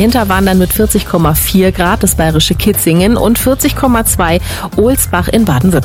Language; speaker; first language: German; native; German